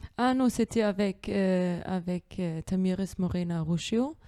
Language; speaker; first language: French; non-native, learner; German